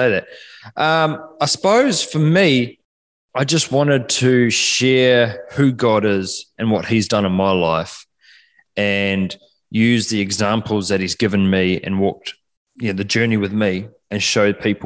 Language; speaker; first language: English; native; English